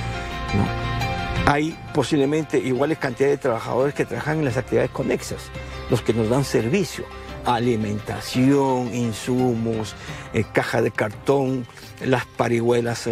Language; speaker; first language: Spanish; native; Spanish